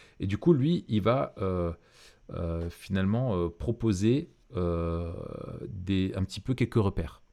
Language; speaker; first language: French; native; French